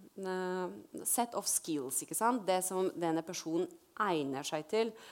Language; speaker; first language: Norwegian; non-native, fluent; Polish